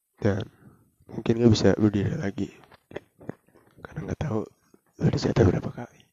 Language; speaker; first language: Indonesian; native; Indonesian